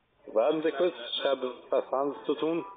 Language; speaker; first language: German; non-native, fluent; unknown